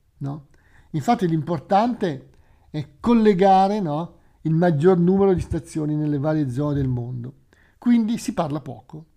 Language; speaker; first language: Italian; native; Italian